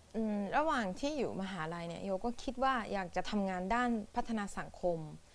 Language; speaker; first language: Thai; non-native, fluent; Japanese